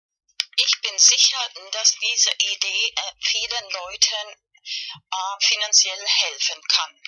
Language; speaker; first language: German; non-native, learner; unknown